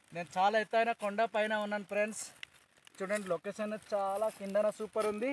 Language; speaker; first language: Telugu; non-native, local second language; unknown